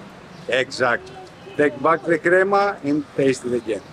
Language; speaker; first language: English; non-native, fluent; Greek